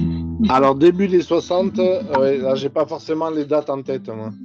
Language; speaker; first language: French; native; French